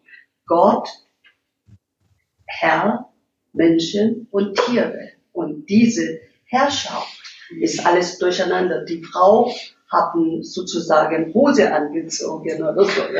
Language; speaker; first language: German; non-native, learner; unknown